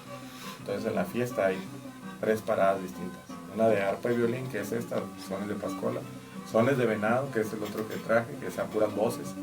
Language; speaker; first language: Spanish; native; Spanish